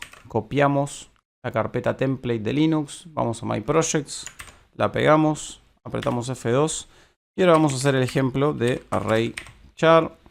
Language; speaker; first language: Spanish; native; Spanish